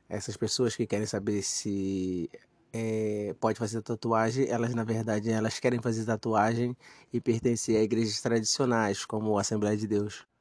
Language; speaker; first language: Portuguese; native; Portuguese